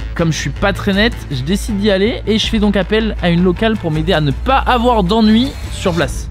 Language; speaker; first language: French; native; French